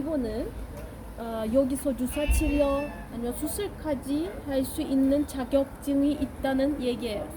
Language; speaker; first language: Korean; non-native, fluent; Turkish